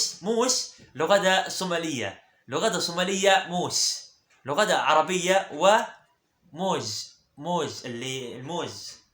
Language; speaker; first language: Arabic; early bilingual, other home language; Somali